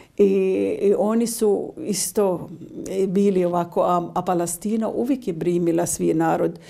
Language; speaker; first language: Serbian; non-native, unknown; Arabic